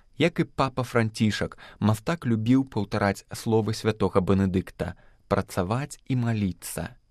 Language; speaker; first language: Belarusian; native; Belarusian